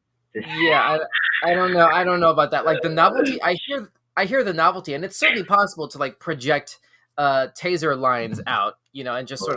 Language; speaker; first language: English; native; English